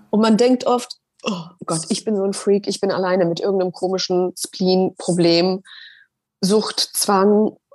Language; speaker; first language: German; early bilingual, other home language; Polish